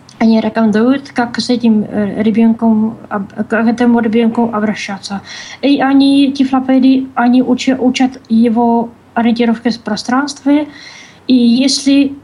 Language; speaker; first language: Russian; non-native, learner; Czech